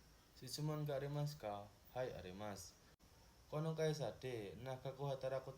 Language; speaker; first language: Japanese; non-native, learner; Indonesian